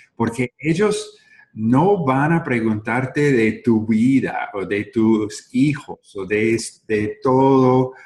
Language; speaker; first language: Spanish; non-native, learner; English